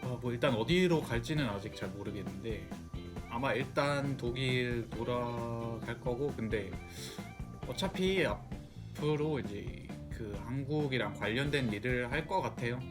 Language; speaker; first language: Korean; non-native, fluent; German